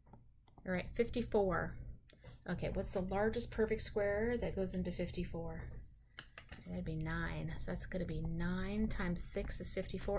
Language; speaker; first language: English; native; English